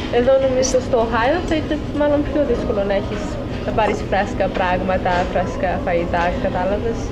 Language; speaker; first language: Greek; non-native, learner; English